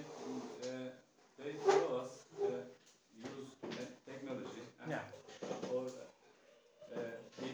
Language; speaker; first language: English; non-native, learner; Turkish